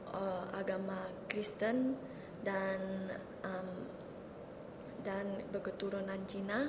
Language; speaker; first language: Indonesian; early bilingual, heritage; Indonesian